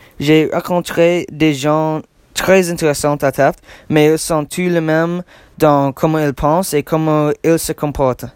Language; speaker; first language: French; non-native, learner; English